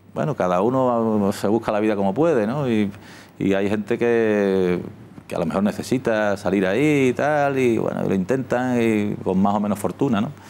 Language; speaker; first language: Spanish; native; Spanish